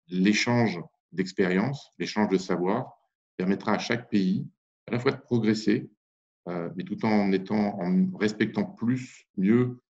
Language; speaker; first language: French; native; French